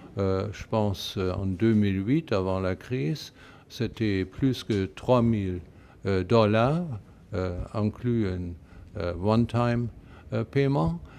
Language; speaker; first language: French; non-native, fluent; German